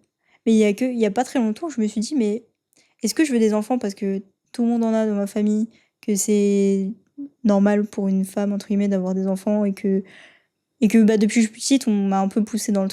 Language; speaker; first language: French; native; French